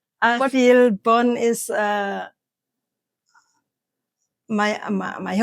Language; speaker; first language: English; non-native, learner; Indonesian